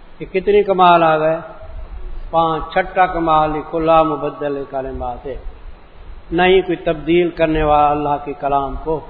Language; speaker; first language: Urdu; non-native, local second language; Punjabi